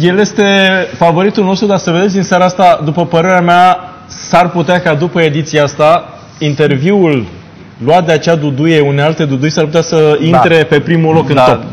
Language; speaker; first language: Romanian; native; Romanian